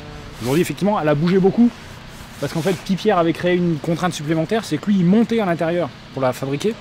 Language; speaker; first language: French; native; French